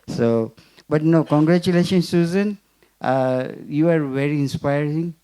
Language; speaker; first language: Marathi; non-native, local second language; Gujarati